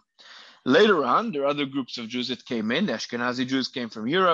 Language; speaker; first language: English; non-native, fluent; Hebrew